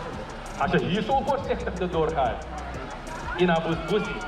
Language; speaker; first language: Dutch; native; Dutch